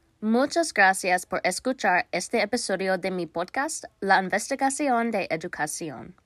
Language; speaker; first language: Spanish; non-native, learner; English